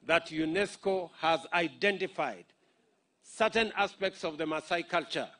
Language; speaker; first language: English; non-native, local second language; Kalenjin